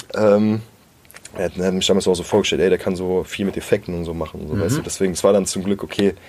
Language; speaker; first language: German; native; German